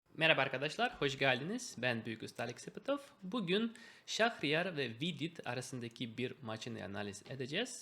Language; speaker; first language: Turkish; non-native, fluent; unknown